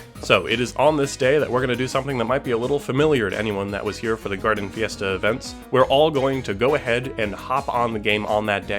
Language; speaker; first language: English; native; English